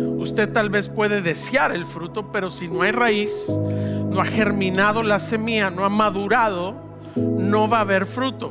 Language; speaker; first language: Spanish; native; Spanish